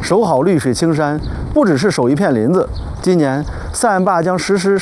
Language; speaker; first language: Chinese; native; Chinese